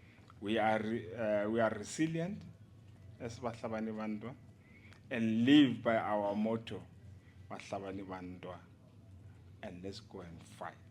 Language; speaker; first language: English; non-native, local second language; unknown